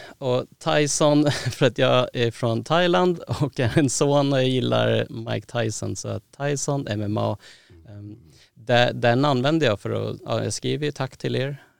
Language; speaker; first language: Swedish; native; Swedish